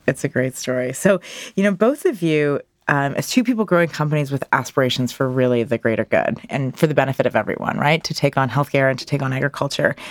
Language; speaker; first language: English; native; English